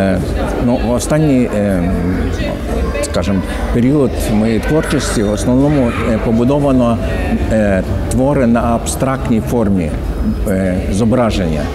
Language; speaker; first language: Ukrainian; native; Ukrainian